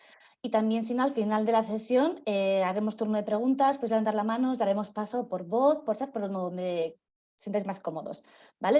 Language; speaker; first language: Spanish; native; Spanish